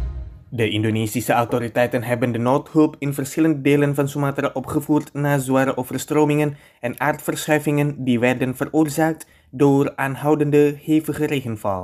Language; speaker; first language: Dutch; non-native, fluent; Indonesian